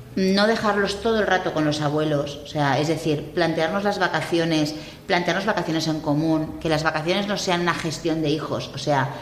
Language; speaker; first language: Spanish; native; Spanish